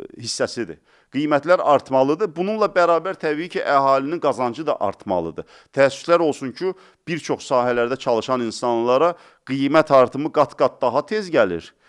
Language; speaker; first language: Azerbaijani; native; Azerbaijani